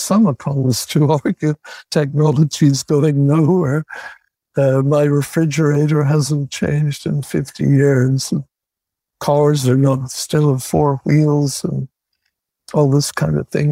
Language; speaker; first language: English; native; English